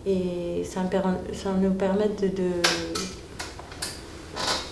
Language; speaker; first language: French; non-native, local second language; Arabic